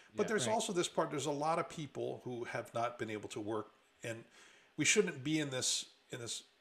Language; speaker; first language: English; native; English